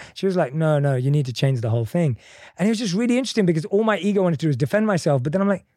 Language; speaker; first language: English; native; English